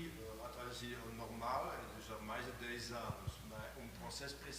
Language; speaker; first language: Portuguese; non-native, learner; French